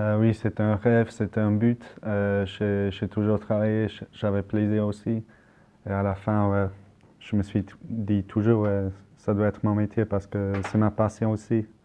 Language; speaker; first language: French; non-native, local second language; German